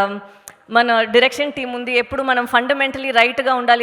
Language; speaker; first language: Telugu; non-native, local second language; Tamil